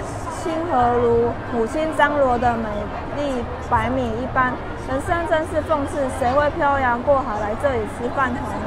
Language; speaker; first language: Chinese; native; Chinese